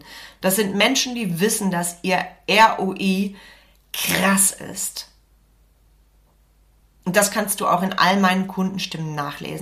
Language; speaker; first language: German; native; German